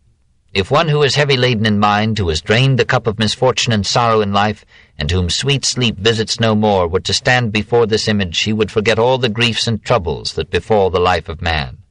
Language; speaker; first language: English; native; English